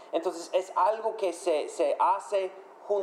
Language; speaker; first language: Spanish; non-native, fluent; English